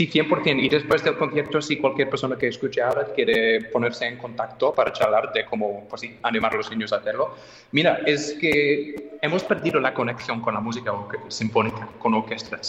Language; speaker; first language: Spanish; non-native, fluent; English